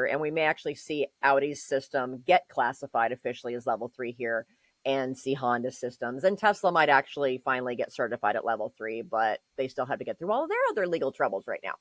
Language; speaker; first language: English; native; English